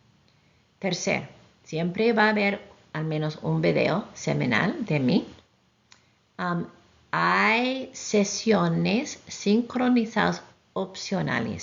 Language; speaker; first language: Spanish; non-native, fluent; English